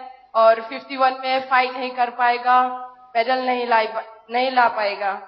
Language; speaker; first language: Hindi; non-native, local second language; Manipuri